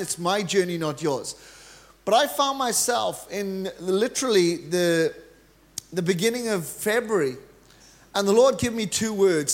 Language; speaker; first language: English; native; English